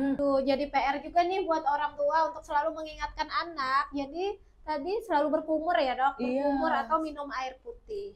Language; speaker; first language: Indonesian; native; Indonesian